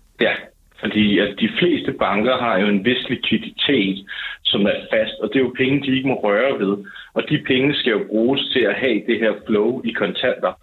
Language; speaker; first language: Danish; native; Danish